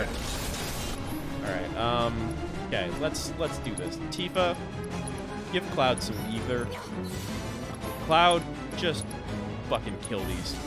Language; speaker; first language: English; native; English